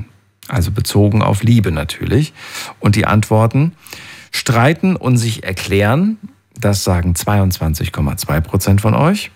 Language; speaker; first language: German; native; German